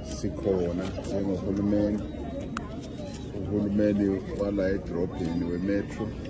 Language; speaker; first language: Zulu; non-native, local second language; Venda